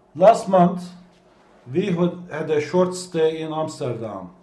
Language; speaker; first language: English; non-native, fluent; Turkish